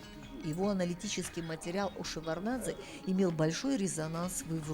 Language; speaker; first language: Russian; native; Russian